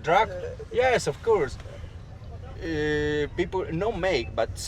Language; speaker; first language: English; non-native, fluent; Spanish